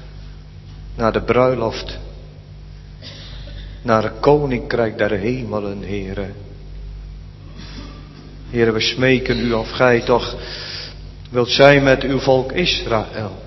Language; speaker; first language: Dutch; native; Dutch